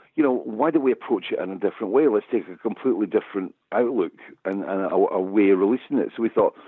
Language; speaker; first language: English; native; English